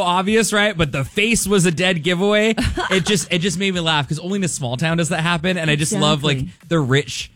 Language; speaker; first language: English; native; English